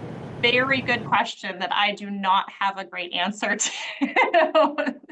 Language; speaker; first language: English; native; English